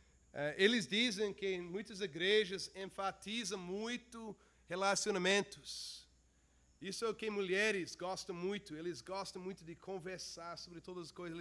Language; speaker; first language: Portuguese; non-native, fluent; English